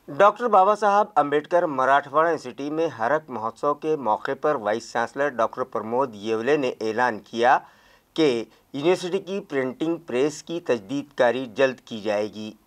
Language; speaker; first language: Hindi; non-native, local second language; Urdu